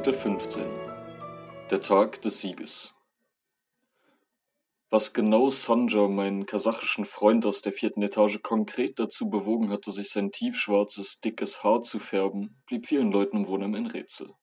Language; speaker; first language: German; native; German